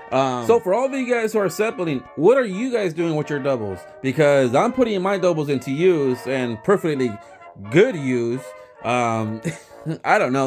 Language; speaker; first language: English; native; English